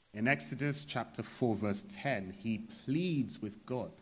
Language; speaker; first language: English; native; English